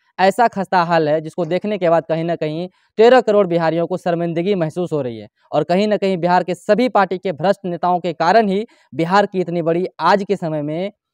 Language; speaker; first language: Hindi; native; Hindi